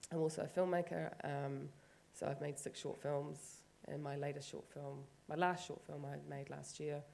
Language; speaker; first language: English; native; English